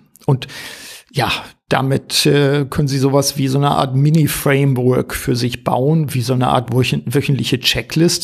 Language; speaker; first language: German; native; German